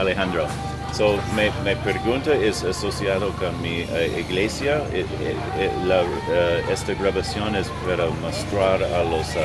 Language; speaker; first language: Spanish; non-native, learner; English